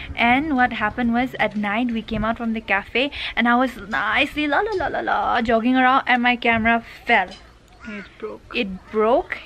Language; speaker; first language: English; non-native, local second language; Tangkhul Naga (India)